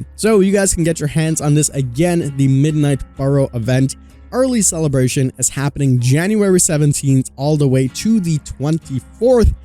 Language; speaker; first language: English; native; English